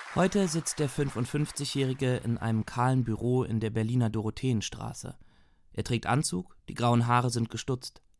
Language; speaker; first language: German; native; German